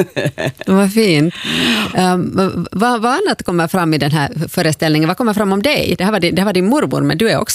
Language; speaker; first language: Swedish; native; Swedish